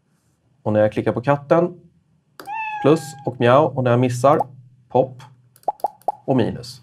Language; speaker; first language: Swedish; native; Swedish